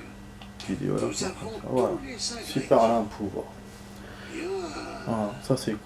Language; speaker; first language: French; native; French